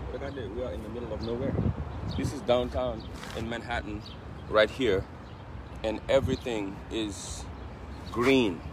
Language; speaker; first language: English; non-native, fluent; Wolof